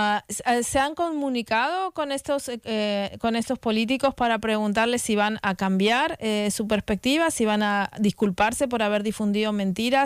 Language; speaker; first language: Spanish; native; Spanish